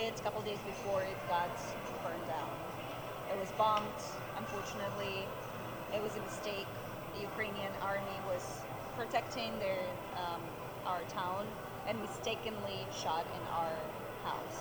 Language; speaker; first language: English; non-native, fluent; Ukrainian